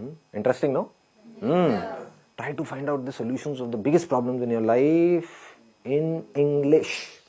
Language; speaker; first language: English; non-native, local second language; Hindi